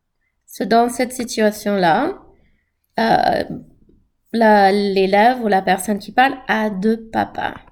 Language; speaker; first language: French; non-native, fluent; English